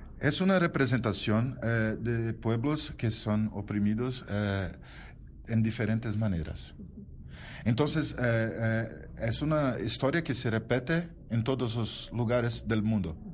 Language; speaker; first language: Spanish; non-native, learner; Portuguese